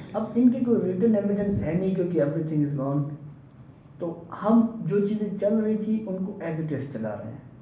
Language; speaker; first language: Urdu; non-native, local second language; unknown